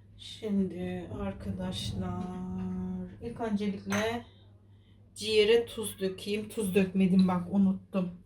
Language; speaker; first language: Turkish; native; Turkish